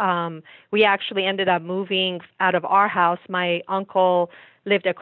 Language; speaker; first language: English; early bilingual, other home language; Persian